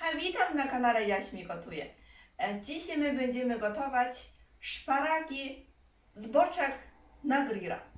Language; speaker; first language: Polish; non-native, learner; Chinese